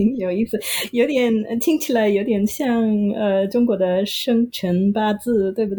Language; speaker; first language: Chinese; non-native, fluent; Vietnamese